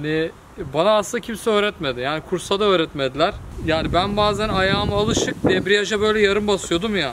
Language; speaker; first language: Turkish; native; Turkish